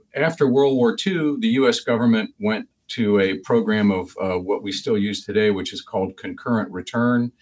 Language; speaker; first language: English; native; English